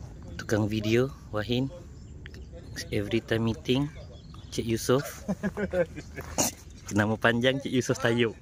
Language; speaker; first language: Malay; native; Malay